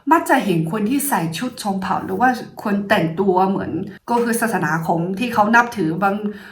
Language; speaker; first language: Thai; non-native, fluent; Chinese